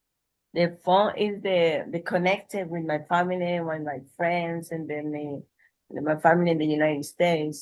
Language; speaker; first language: English; non-native, learner; Spanish